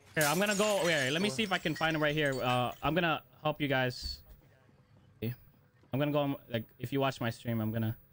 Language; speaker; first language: English; native; English